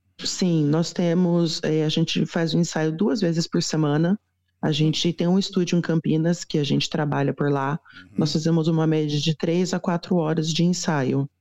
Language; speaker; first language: Portuguese; native; Portuguese